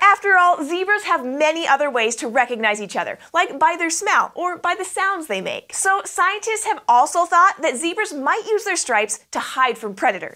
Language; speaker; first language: English; native; English